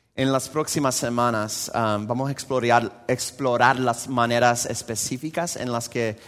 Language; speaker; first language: Spanish; non-native, fluent; English